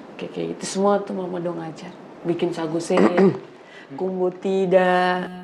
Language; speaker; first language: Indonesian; native; Indonesian